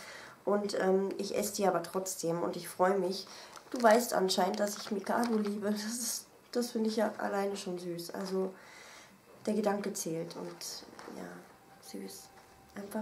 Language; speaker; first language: German; native; German